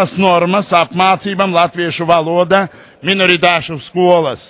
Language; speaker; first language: Latvian; non-native, local second language; Russian